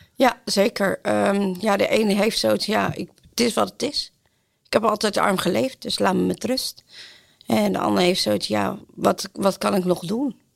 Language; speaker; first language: Dutch; non-native, fluent; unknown